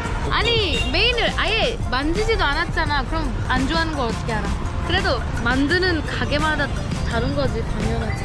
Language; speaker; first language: Korean; non-native, fluent; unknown